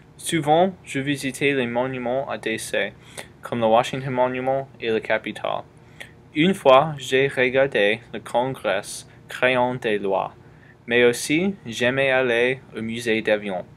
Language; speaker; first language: French; non-native, learner; English